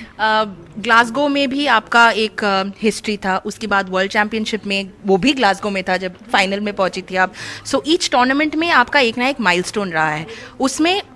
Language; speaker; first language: Hindi; native; Hindi